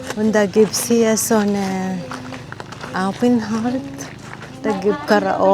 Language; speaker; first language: German; non-native, learner; Filipino